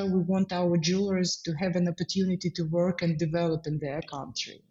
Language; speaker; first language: English; non-native, fluent; Ukrainian